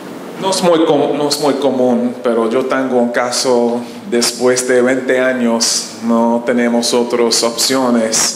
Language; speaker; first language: Spanish; non-native, learner; English